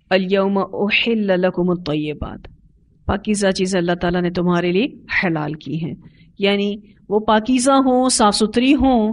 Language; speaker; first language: Urdu; native; Urdu